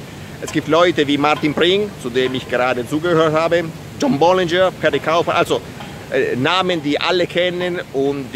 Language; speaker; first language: German; non-native, fluent; Italian